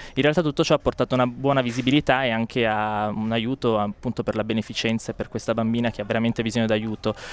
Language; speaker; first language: Italian; native; Italian